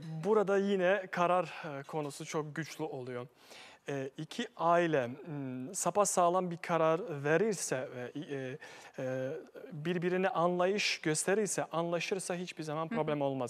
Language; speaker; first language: Turkish; non-native, fluent; Bosnian